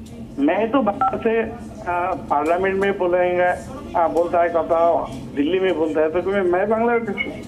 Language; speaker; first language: Hindi; non-native, local second language; Bangla